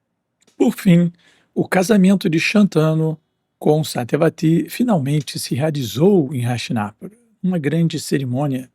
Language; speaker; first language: Portuguese; native; Portuguese